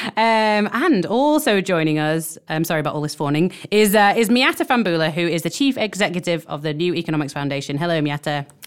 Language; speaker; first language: English; native; English